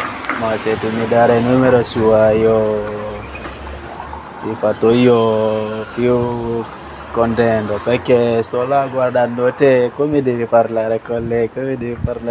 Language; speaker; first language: Italian; non-native, learner; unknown